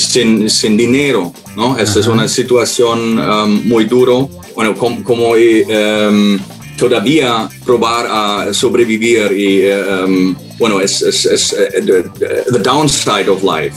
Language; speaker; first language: Spanish; non-native, learner; German